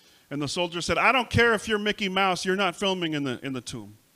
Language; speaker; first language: English; native; English